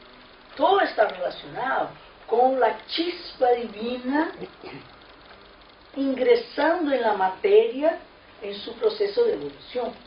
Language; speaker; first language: Spanish; non-native, fluent; Portuguese